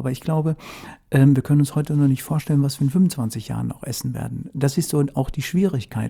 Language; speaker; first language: German; native; German